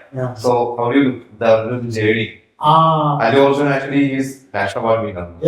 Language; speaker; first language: Malayalam; native; Malayalam